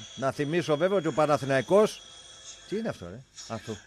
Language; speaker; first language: Greek; native; Greek